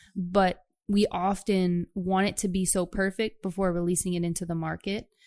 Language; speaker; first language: English; native; English